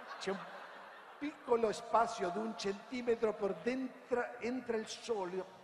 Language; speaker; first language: Italian; non-native, fluent; Spanish